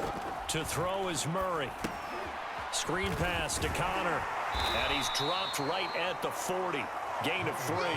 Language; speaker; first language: English; native; English